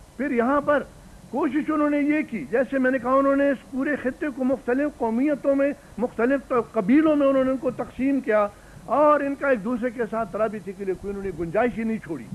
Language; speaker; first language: Urdu; non-native, local second language; Pashto